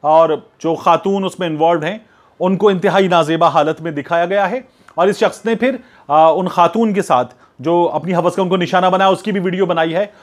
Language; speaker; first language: Urdu; native; Urdu